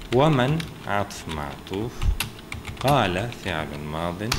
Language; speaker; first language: Arabic; non-native, fluent; Turkish